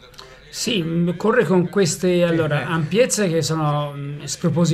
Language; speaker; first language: Italian; native; Italian